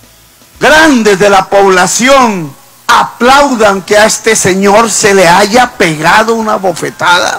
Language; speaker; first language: Spanish; native; Spanish